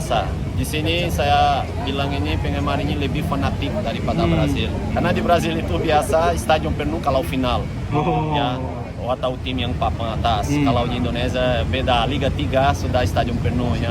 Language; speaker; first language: Indonesian; non-native, fluent; Portuguese